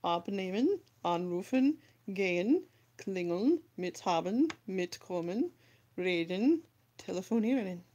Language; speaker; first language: German; non-native, learner; English